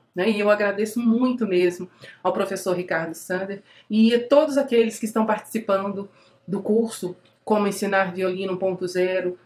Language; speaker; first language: Portuguese; native; Portuguese